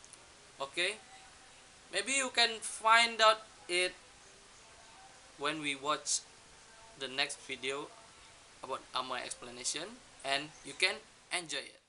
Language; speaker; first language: English; non-native, learner; Indonesian